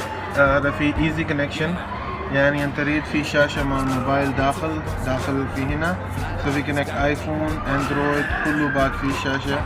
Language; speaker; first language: Arabic; non-native, learner; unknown